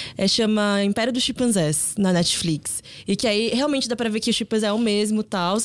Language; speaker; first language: Portuguese; early bilingual, other home language; Korean